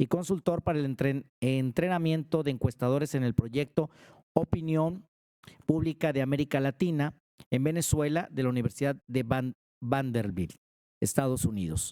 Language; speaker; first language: Spanish; native; Spanish